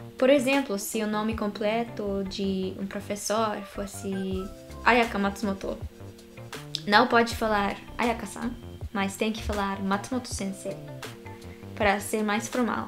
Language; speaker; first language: Portuguese; non-native, fluent; Japanese